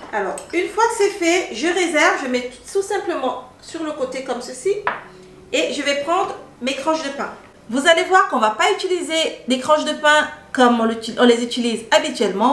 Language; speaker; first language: French; native; French